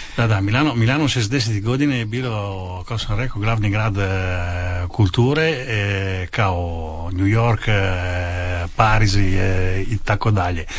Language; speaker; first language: Croatian; non-native, learner; Italian